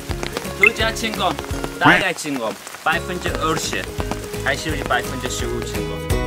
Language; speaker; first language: Chinese; non-native, fluent; Turkish